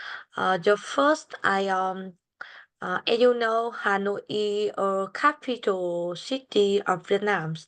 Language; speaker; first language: English; non-native, learner; Vietnamese